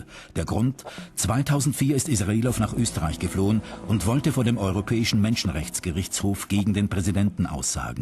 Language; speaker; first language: German; native; German